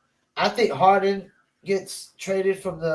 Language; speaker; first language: English; native; English